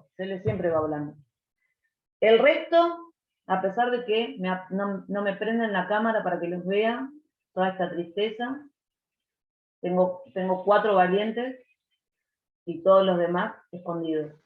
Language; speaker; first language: Spanish; native; Spanish